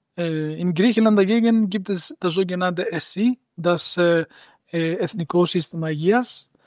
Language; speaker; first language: German; non-native, fluent; Greek